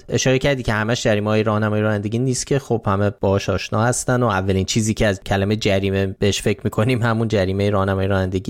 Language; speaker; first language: Persian; native; Persian